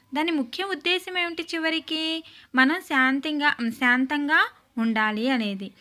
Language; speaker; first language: Hindi; non-native, local second language; Telugu